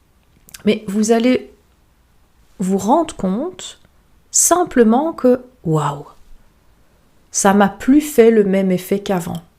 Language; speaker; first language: French; native; French